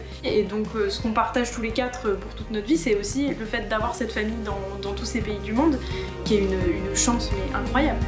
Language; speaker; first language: French; native; French